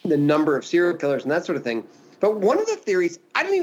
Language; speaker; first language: English; native; English